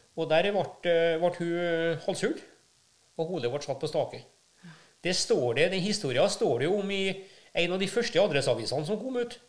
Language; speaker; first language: Norwegian; native; Norwegian